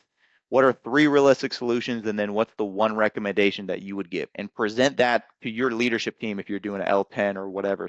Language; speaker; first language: English; native; English